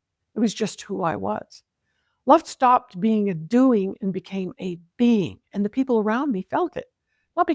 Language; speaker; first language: English; native; English